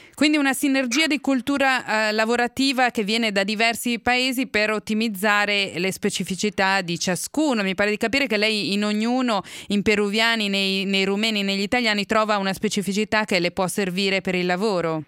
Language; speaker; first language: Italian; native; Italian